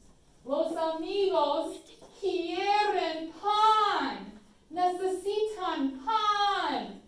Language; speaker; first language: Spanish; non-native, fluent; English